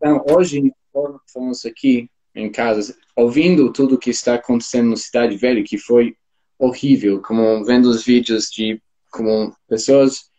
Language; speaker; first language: Portuguese; non-native, fluent; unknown